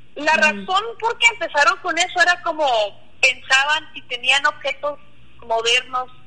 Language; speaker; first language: Spanish; non-native, local second language; Plautdietsch